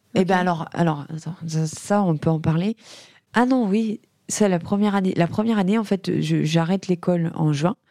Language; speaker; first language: French; native; French